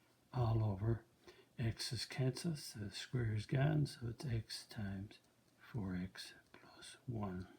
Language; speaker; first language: English; native; English